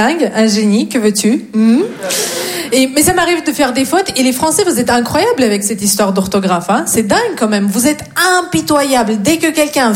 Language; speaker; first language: French; non-native, fluent; Russian